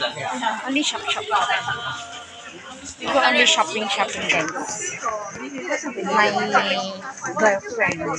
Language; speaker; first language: English; non-native, local second language; Filipino